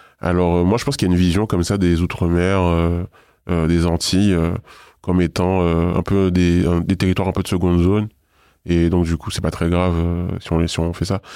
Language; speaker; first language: French; native; French